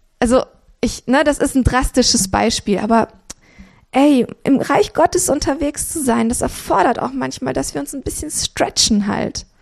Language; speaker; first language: German; early bilingual, other home language; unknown